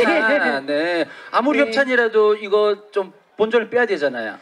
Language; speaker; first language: Korean; native; Korean